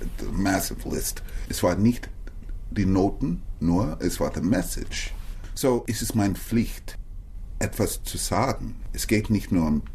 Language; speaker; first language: German; non-native, fluent; English